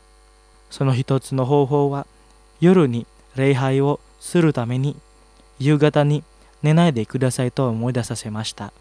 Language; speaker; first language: Japanese; non-native, learner; Indonesian